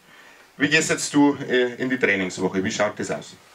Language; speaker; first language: German; native; German